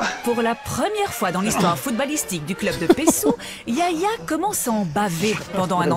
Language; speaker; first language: French; native; French